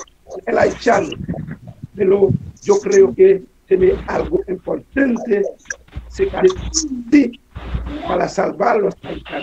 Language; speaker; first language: Spanish; non-native, learner; Haitian Creole